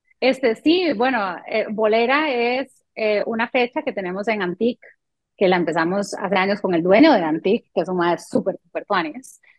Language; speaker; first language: Spanish; early bilingual, other home language; French